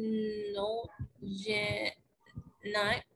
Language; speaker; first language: French; non-native, learner; Spanish